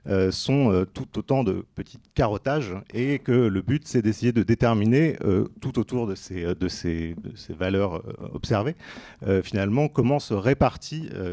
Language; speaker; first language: French; native; French